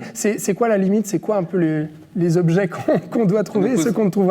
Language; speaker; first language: French; native; French